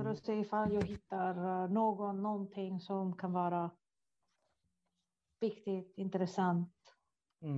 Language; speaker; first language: Swedish; non-native, fluent; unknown